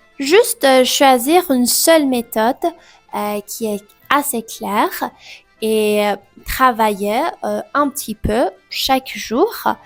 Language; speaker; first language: French; non-native, fluent; Persian